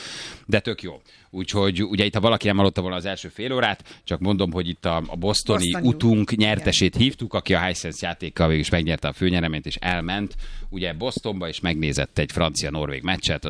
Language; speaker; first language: Hungarian; native; Hungarian